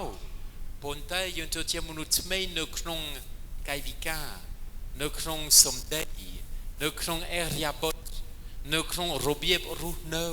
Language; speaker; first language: Khmer; non-native, fluent; French